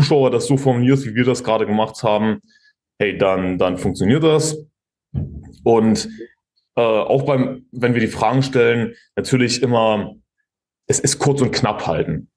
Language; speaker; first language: German; native; German